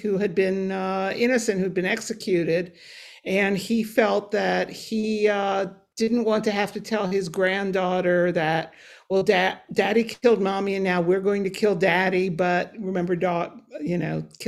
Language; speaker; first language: English; native; English